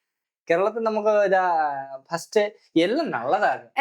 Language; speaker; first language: Malayalam; non-native, fluent; Bangla